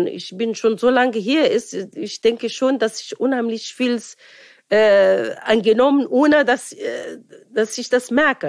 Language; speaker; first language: German; non-native, fluent; Arabic